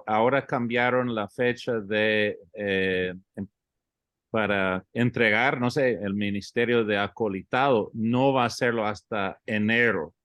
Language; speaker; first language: Spanish; early bilingual, heritage; English